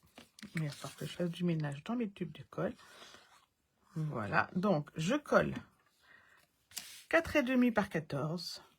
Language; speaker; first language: French; native; French